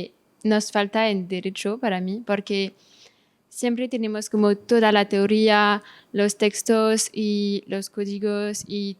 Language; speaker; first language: Spanish; non-native, fluent; French